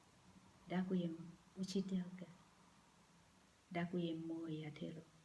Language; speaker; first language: Slovak; non-native, learner; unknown